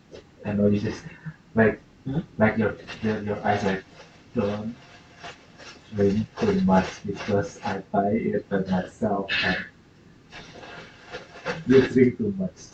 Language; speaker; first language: English; non-native, fluent; Chinese